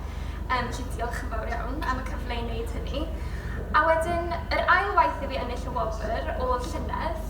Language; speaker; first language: Welsh; native; Welsh